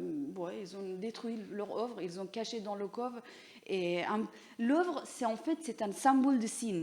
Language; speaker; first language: French; non-native, learner; Persian